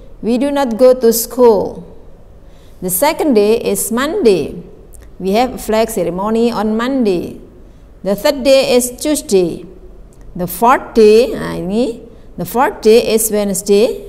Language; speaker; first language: English; non-native, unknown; Javanese